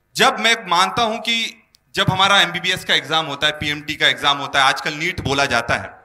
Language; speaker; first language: Hindi; native; Hindi